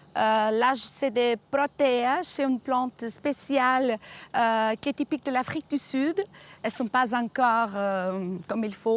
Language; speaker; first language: French; non-native, fluent; Portuguese